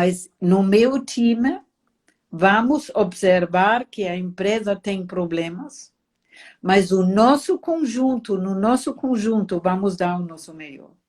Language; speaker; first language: Portuguese; non-native, fluent; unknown